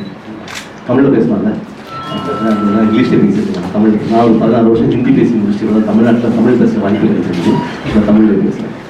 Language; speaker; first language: Tamil; native; Tamil